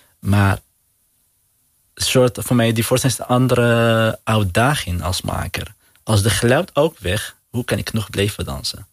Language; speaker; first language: Dutch; non-native, learner; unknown